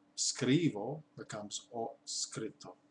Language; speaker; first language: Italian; non-native, learner; English